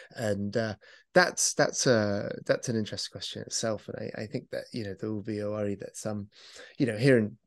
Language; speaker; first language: English; native; English